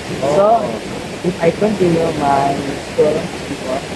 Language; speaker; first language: English; non-native, learner; Indonesian